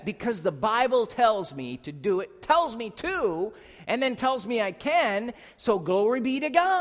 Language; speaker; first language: English; native; English